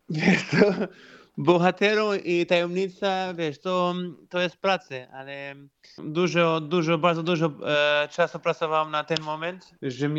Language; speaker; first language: Polish; non-native, fluent; Portuguese